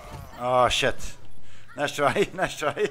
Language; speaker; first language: English; non-native, learner; Bosnian